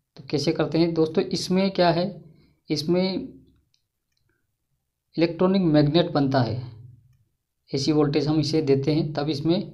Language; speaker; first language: Hindi; native; Hindi